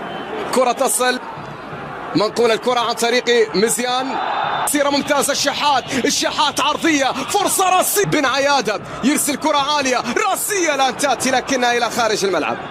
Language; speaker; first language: Arabic; native; Arabic